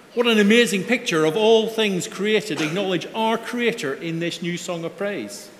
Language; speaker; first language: English; native; English